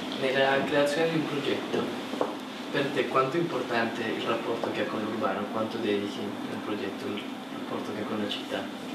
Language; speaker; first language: Italian; non-native, learner; Portuguese